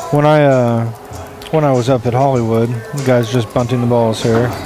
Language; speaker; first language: English; native; English